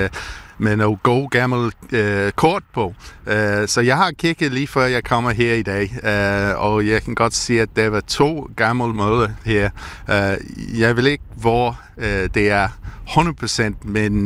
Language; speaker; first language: Danish; non-native, fluent; English